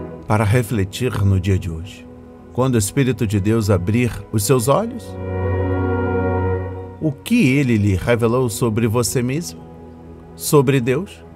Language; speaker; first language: Portuguese; native; Portuguese